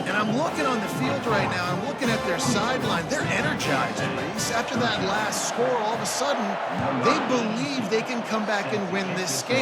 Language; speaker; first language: English; native; English